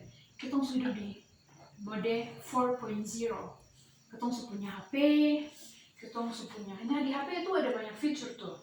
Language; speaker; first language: Indonesian; native; Indonesian